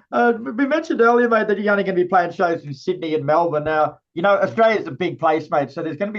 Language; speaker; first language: English; native; English